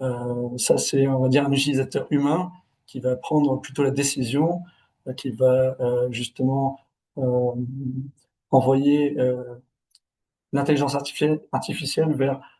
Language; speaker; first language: French; native; French